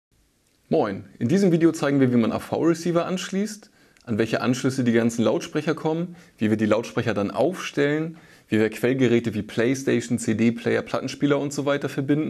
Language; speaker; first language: German; native; German